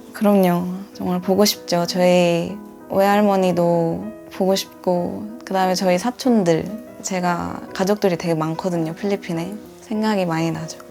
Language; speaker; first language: Korean; early bilingual, other home language; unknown